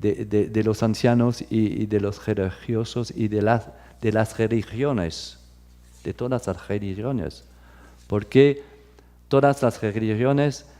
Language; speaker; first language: Spanish; non-native, fluent; French